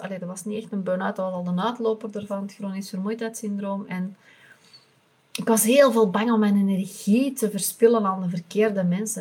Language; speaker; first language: Dutch; native; Dutch